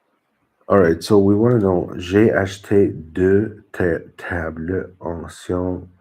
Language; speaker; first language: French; non-native, learner; English